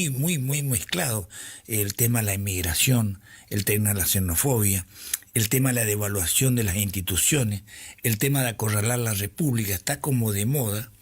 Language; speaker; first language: Spanish; native; Spanish